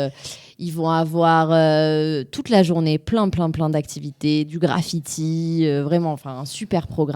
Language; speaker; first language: French; native; French